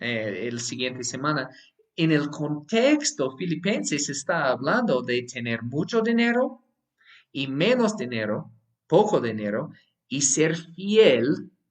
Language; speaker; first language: Spanish; non-native, fluent; English